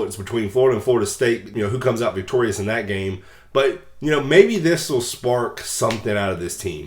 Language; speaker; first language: English; native; English